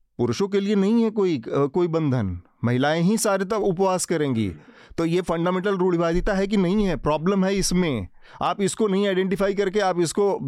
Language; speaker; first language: Hindi; native; Hindi